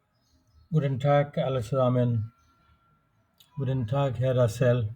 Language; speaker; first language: German; non-native, fluent; Bangla